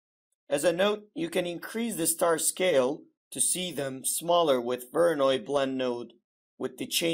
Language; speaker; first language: English; non-native, fluent; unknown